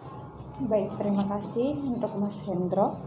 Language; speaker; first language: Indonesian; native; Indonesian